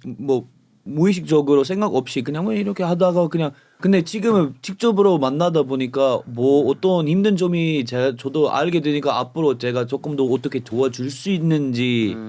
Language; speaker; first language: Korean; non-native, fluent; English